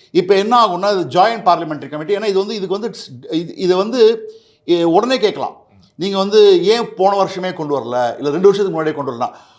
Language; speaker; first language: Tamil; native; Tamil